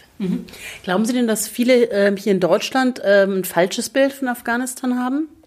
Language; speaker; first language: German; native; German